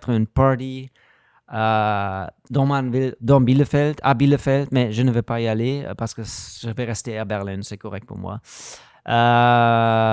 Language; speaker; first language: French; non-native, learner; German